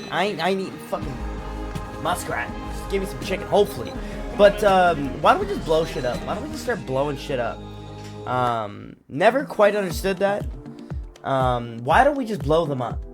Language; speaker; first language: English; native; English